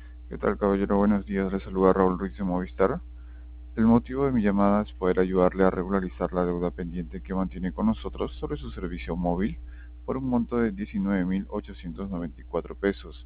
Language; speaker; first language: Spanish; native; Spanish